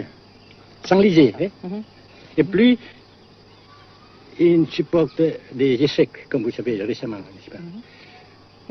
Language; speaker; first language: French; non-native, fluent; Vietnamese